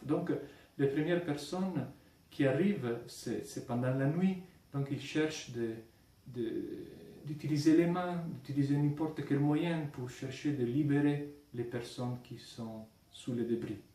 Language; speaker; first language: French; non-native, fluent; Italian